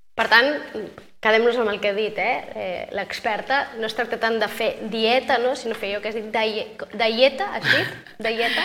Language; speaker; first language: Catalan; native; Catalan